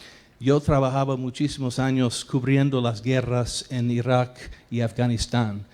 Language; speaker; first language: Spanish; non-native, fluent; English